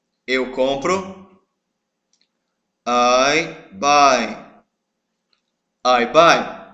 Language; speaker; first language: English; non-native, fluent; Portuguese